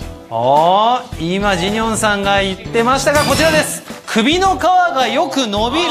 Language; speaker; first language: Japanese; native; Japanese